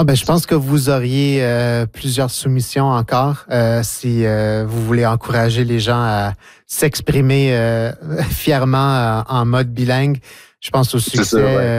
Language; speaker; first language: French; native; French